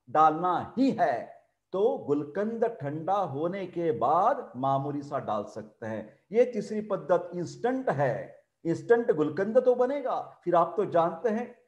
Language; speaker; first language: Hindi; non-native, local second language; Marathi